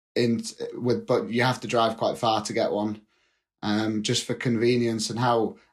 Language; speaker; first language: English; native; English